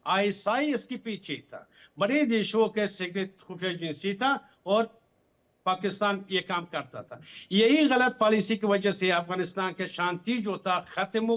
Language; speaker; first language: Hindi; non-native, fluent; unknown